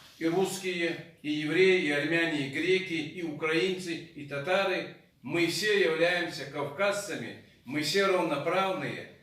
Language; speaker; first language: Russian; non-native, local second language; Chechen